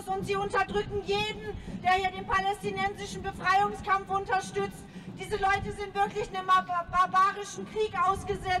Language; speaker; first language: German; native; German